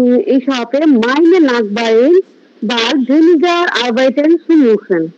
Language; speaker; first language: German; non-native, learner; Bangla